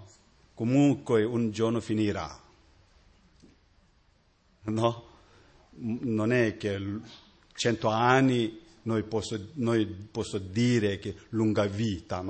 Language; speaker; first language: Italian; non-native, learner; Tibetan